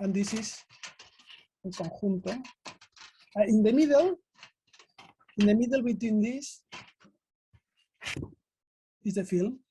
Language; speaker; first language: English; non-native, learner; Spanish